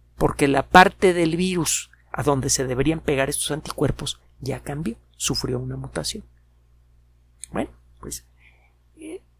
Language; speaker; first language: Spanish; native; Spanish